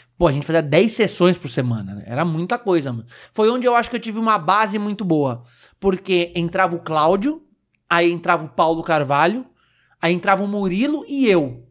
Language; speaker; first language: Portuguese; native; Portuguese